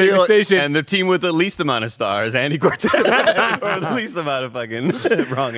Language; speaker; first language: English; native; English